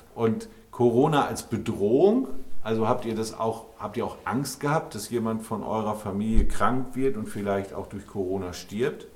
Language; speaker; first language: German; native; German